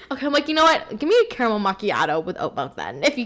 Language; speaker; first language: English; native; English